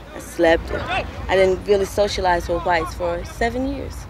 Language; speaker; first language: English; native; English